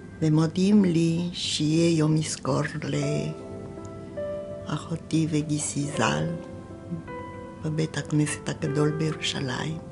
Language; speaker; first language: Hebrew; non-native, fluent; Romanian